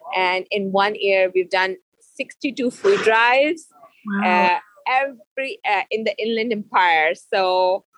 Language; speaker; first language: English; non-native, local second language; Urdu